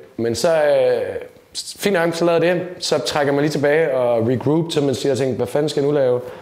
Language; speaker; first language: Danish; native; Danish